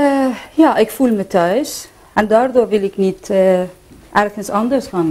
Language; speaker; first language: Dutch; non-native, fluent; Persian